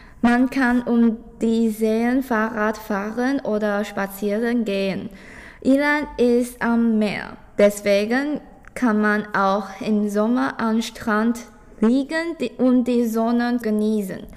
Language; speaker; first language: German; non-native, learner; Chinese